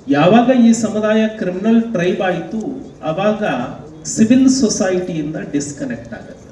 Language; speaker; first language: Kannada; non-native, local second language; Lambadi